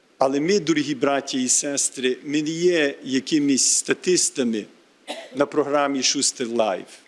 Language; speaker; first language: Ukrainian; early bilingual, heritage; Ukrainian